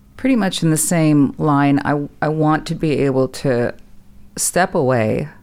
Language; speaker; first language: English; non-native, fluent; German